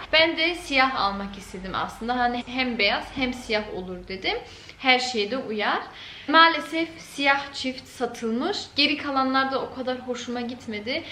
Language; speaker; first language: Turkish; early bilingual, heritage; Turkish